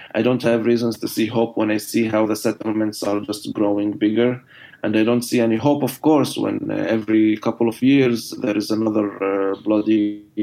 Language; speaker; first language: English; non-native, fluent; Arabic